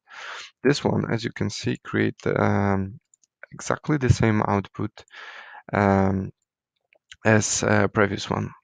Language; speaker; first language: English; non-native, fluent; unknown